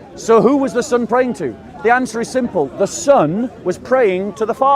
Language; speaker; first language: English; native; English